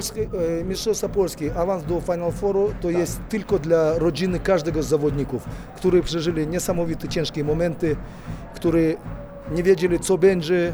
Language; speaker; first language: Polish; non-native, fluent; Russian